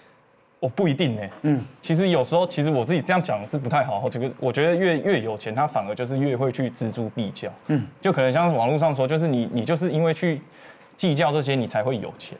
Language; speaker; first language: Chinese; native; Chinese